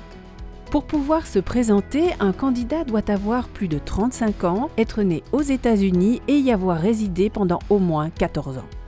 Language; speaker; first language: French; native; French